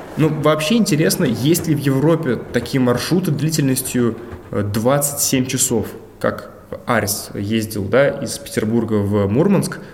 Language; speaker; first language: Russian; native; Russian